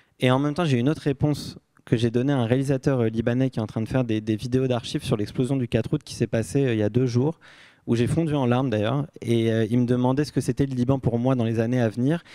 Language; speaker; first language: French; native; French